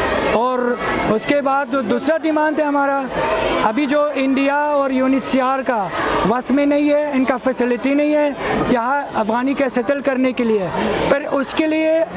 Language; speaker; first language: Hindi; non-native, fluent; Persian